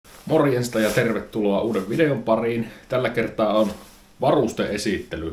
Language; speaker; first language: Finnish; native; Finnish